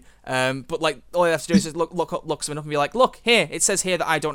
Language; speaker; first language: English; native; English